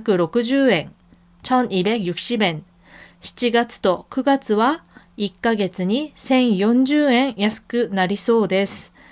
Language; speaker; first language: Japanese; non-native, fluent; Korean